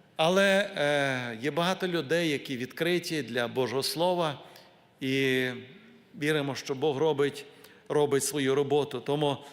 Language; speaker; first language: Ukrainian; native; Ukrainian